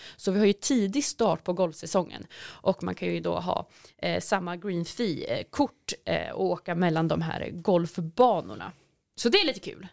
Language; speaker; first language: Swedish; native; Swedish